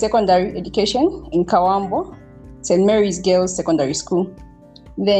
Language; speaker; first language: English; non-native, local second language; Bemba